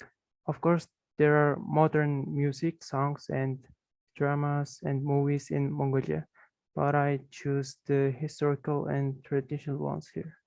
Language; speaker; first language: English; non-native, fluent; Mongolian